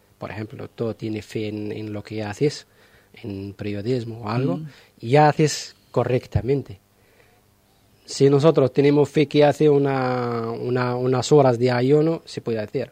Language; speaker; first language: Spanish; non-native, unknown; Arabic